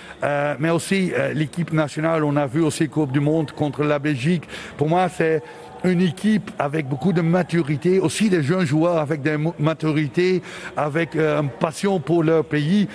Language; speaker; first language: French; non-native, local second language; Dutch